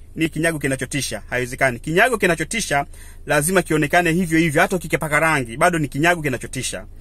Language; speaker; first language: Swahili; native; Swahili